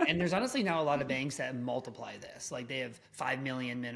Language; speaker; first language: English; native; English